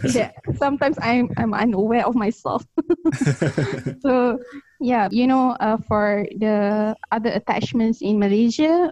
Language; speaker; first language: English; native; English